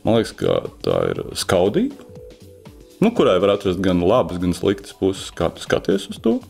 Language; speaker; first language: Latvian; native; Latvian